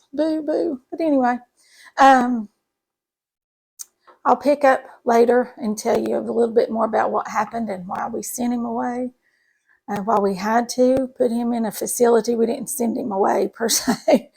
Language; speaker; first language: English; native; English